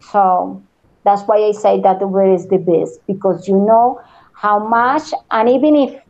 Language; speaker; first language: English; non-native, learner; Spanish